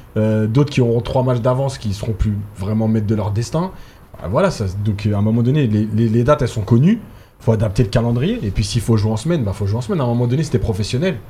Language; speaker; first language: French; native; French